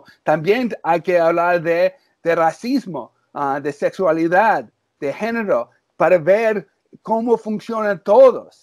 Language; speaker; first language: Spanish; early bilingual, heritage; English